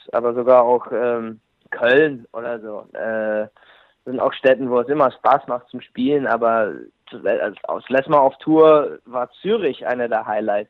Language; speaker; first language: German; non-native, fluent; English